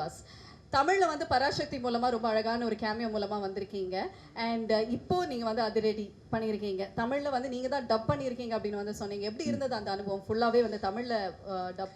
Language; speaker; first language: Tamil; native; Tamil